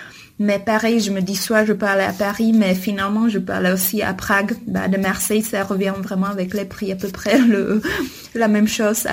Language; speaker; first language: French; non-native, fluent; Czech